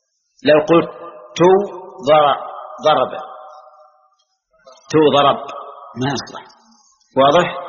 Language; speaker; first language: Arabic; native; Arabic